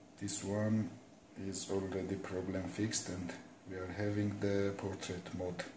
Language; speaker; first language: English; non-native, fluent; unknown